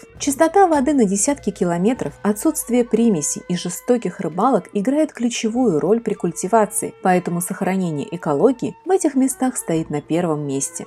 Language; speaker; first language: Russian; native; Russian